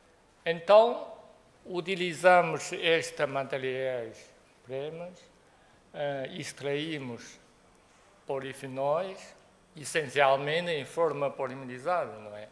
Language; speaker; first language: Portuguese; non-native, fluent; Chinese